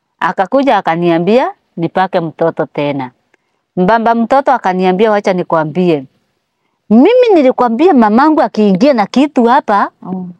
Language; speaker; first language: Swahili; non-native, local second language; Kikuyu